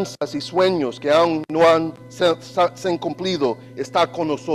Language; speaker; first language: Spanish; non-native, learner; English